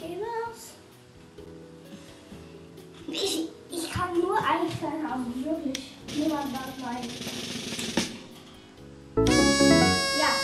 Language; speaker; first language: German; non-native, learner; Portuguese